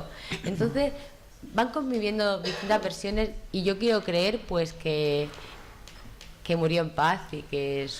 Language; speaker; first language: Spanish; native; Spanish